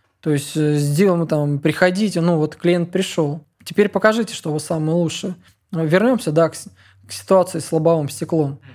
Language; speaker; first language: Russian; native; Russian